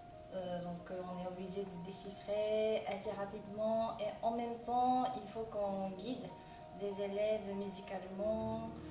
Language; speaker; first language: French; non-native, fluent; Japanese